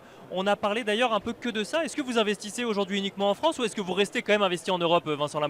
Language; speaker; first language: French; native; French